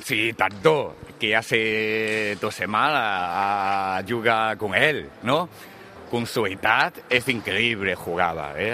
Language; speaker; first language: Spanish; non-native, learner; Chinese